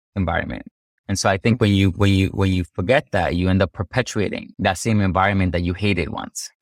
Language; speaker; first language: English; native; English